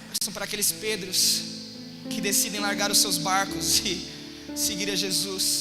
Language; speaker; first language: Portuguese; native; Portuguese